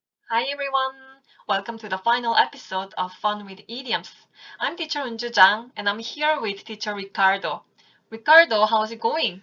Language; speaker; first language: English; non-native, fluent; Korean